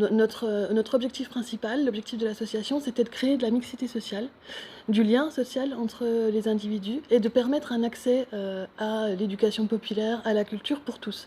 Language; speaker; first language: French; native; French